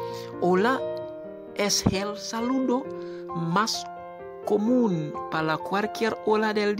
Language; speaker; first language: Spanish; non-native, local second language; Haitian Creole